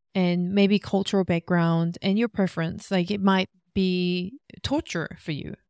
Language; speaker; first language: English; non-native, fluent; Korean